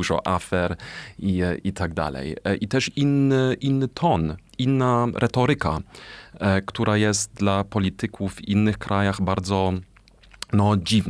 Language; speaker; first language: Polish; non-native, fluent; German